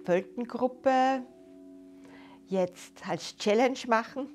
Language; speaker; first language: German; native; German